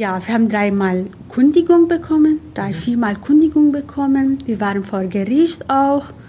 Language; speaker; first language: German; non-native, learner; Arabic